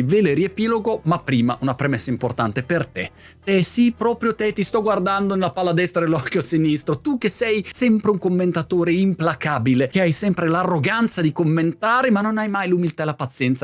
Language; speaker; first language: Italian; native; Italian